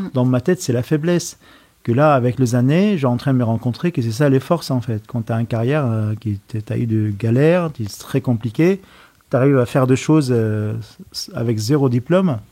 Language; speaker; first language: French; non-native, fluent; Arabic